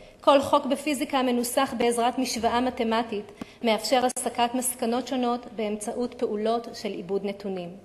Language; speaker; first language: Hebrew; native; Hebrew